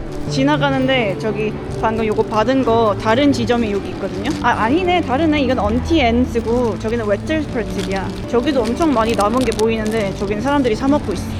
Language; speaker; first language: Korean; early bilingual, heritage; Korean